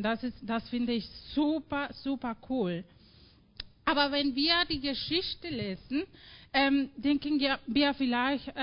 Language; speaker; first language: German; non-native, fluent; Spanish